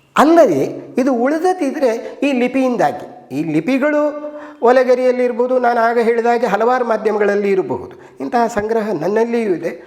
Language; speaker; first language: Kannada; non-native, local second language; Tulu